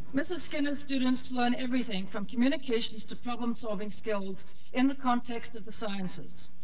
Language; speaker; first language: English; native; English